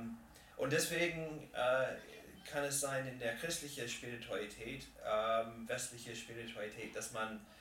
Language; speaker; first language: German; non-native, fluent; English